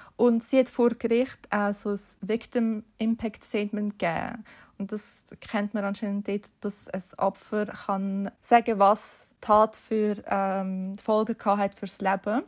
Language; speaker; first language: German; native; German